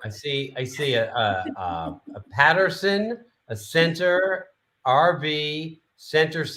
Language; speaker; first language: English; native; English